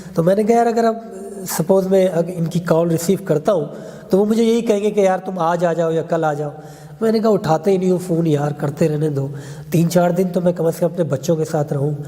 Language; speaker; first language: Urdu; native; Urdu